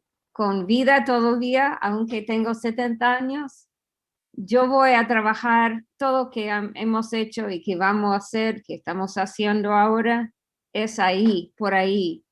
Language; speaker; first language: Spanish; non-native, fluent; English